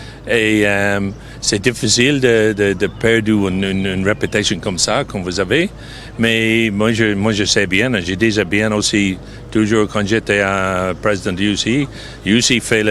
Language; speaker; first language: French; non-native, fluent; English